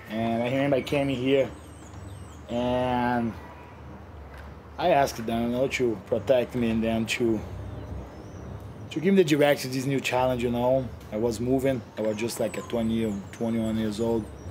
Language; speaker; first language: English; non-native, fluent; Portuguese